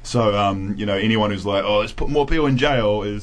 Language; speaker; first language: English; native; English